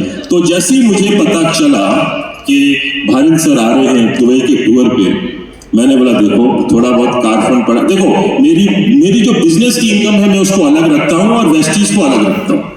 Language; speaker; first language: Hindi; native; Hindi